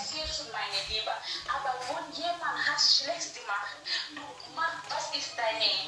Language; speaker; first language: German; non-native, learner; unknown